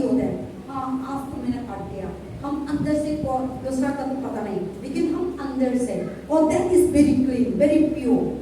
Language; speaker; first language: Hindi; non-native, local second language; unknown